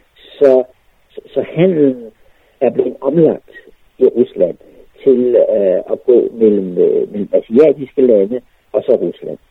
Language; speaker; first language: Danish; native; Danish